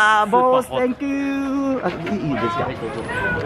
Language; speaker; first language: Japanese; non-native, learner; Filipino